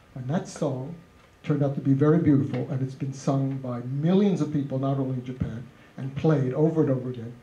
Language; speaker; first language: English; native; English